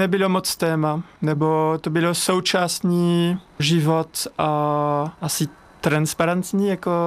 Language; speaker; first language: Czech; non-native, fluent; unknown